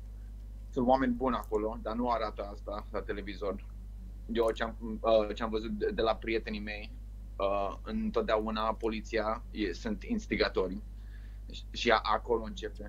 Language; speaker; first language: Romanian; early bilingual, heritage; Romanian